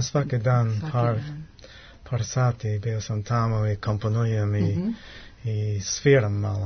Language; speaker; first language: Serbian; non-native, learner; English